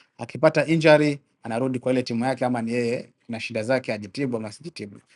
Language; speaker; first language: Swahili; native; Swahili